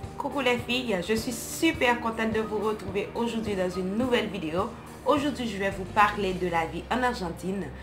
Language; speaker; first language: French; non-native, local second language; Haitian Creole